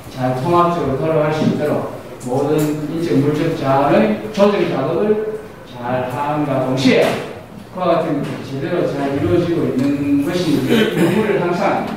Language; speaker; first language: Korean; native; Korean